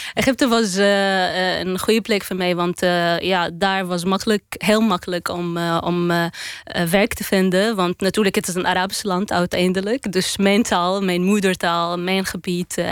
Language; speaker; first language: Dutch; non-native, learner; Arabic